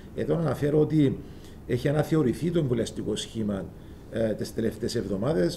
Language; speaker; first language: Greek; native; Greek